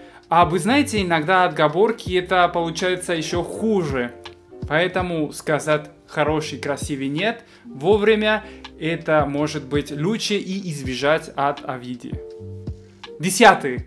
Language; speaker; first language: Russian; non-native, fluent; Spanish